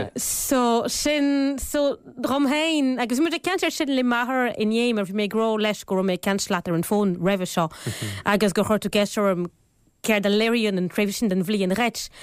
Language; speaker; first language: Irish; non-native, fluent; French